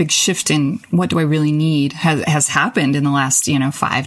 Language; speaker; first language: English; native; English